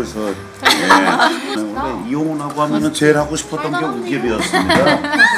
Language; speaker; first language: Korean; native; Korean